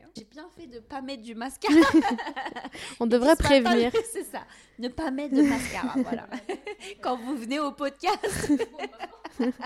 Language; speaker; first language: French; non-native, local second language; Kabyle